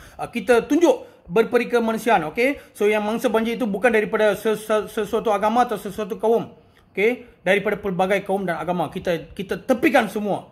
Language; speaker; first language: Malay; non-native, local second language; Tamil